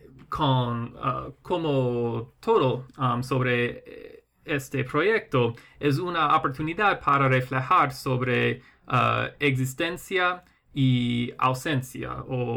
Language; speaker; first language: Spanish; non-native, fluent; English